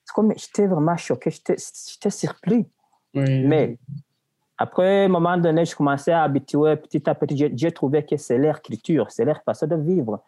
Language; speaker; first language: French; non-native, local second language; Rundi